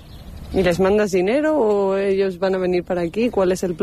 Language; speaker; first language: Spanish; native; Spanish